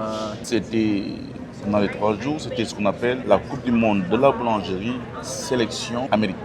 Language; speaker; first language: French; non-native, local second language; Wolof